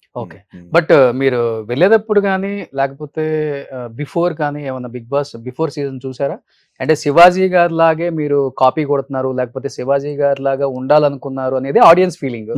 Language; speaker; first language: Telugu; native; Telugu